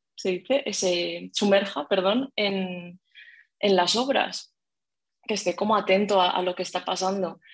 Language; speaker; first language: Spanish; native; Spanish